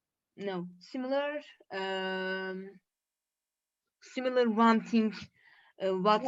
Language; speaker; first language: English; non-native, learner; Turkish